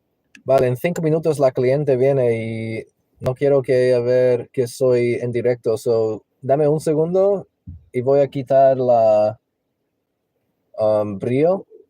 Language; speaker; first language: Spanish; non-native, learner; English